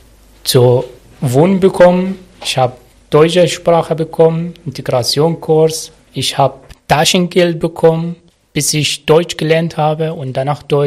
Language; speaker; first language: German; non-native, learner; Arabic